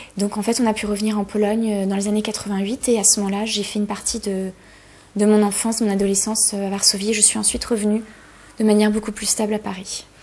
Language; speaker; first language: French; early bilingual, other home language; Polish